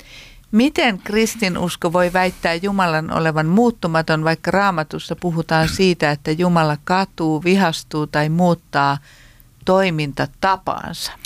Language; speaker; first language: Finnish; native; Finnish